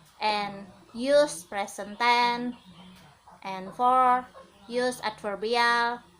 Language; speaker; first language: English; non-native, learner; Indonesian